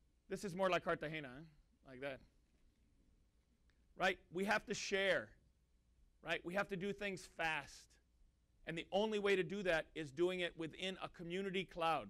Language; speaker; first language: English; native; English